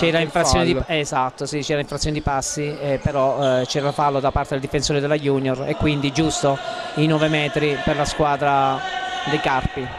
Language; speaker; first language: Italian; native; Italian